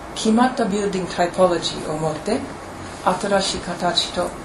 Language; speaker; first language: Japanese; non-native, fluent; English